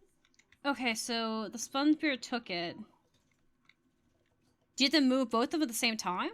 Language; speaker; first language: English; native; English